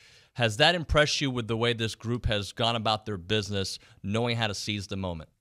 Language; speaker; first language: English; native; English